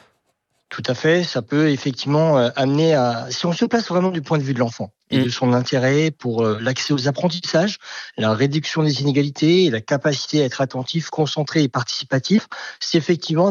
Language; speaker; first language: French; native; French